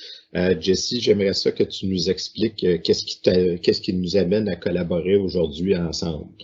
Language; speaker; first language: French; native; French